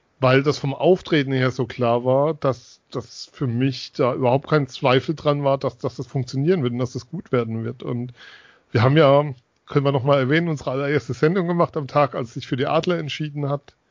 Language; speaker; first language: German; native; German